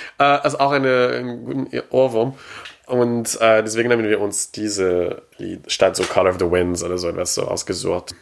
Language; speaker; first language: German; non-native, fluent; French